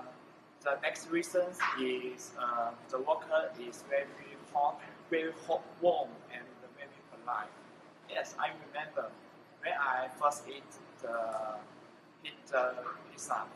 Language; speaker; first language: English; non-native, learner; Chinese